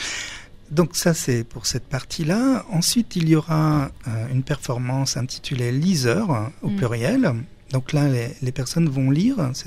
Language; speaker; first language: French; native; French